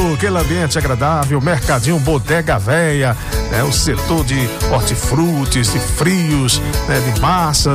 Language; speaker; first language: Portuguese; native; Portuguese